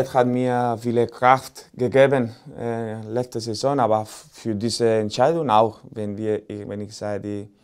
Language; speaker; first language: German; non-native, learner; Spanish